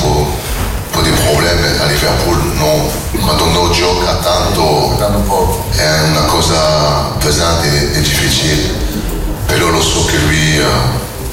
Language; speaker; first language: Italian; non-native, learner; French